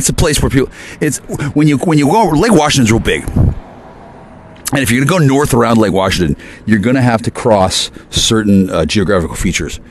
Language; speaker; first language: English; native; English